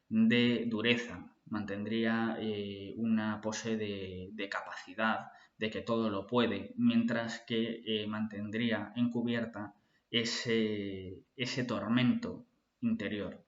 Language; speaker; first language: Spanish; native; Spanish